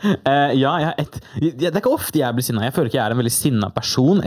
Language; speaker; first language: Norwegian; native; Norwegian